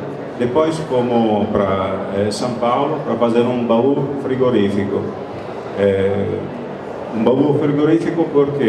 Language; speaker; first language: Portuguese; non-native, fluent; Italian